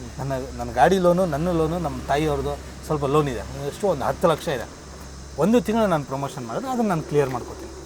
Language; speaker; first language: Kannada; native; Kannada